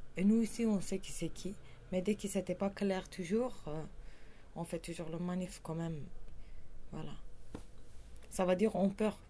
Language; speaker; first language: French; non-native, learner; Kurdish